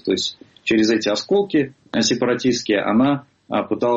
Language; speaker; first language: Russian; native; Russian